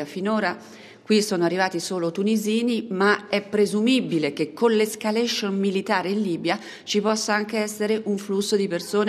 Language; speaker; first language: Italian; native; Italian